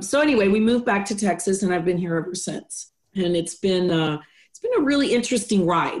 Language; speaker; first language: English; non-native, fluent; Spanish